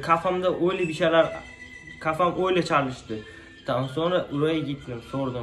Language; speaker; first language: Turkish; non-native, learner; Uzbek